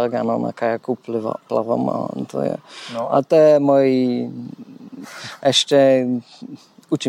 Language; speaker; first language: Czech; non-native, learner; Polish